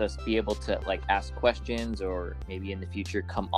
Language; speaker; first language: English; native; English